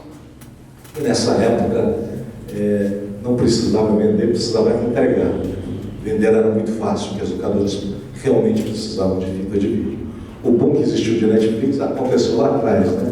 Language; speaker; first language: Portuguese; native; Portuguese